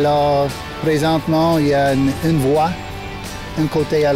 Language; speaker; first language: French; non-native, local second language; English